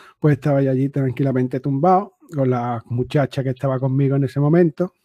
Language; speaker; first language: Spanish; native; Spanish